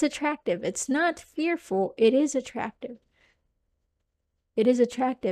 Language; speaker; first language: English; non-native, local second language; Cebuano